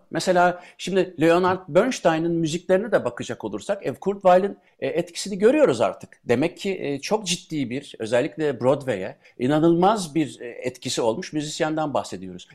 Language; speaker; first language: Turkish; native; Turkish